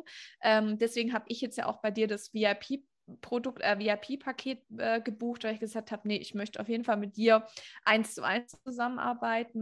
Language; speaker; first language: German; native; German